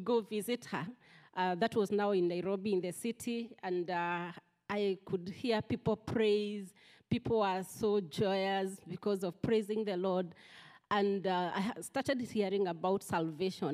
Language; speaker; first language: English; non-native, local second language; Kikuyu